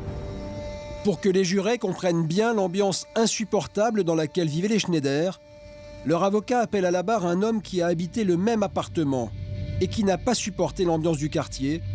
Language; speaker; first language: French; native; French